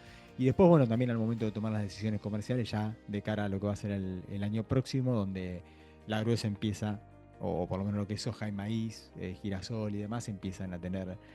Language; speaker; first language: Spanish; native; Spanish